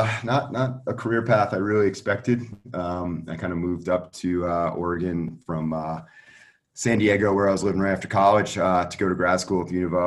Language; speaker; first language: English; native; English